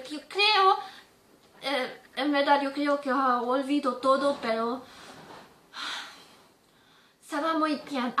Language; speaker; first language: Spanish; non-native, learner; German